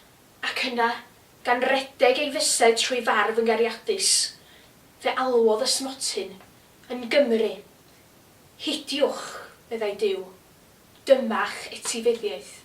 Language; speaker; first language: Welsh; native; Welsh